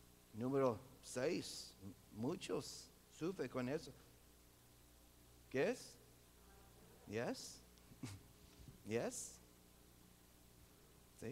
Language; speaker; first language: Spanish; non-native, local second language; English